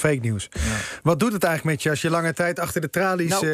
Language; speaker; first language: Dutch; native; Dutch